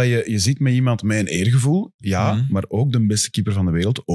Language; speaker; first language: Dutch; native; Dutch